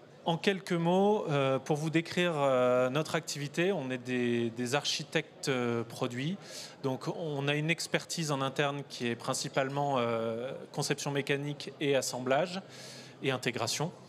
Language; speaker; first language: French; native; French